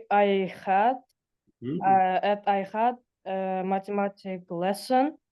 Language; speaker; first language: English; non-native, learner; Russian